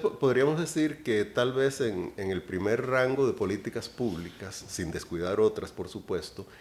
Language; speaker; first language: Spanish; native; Spanish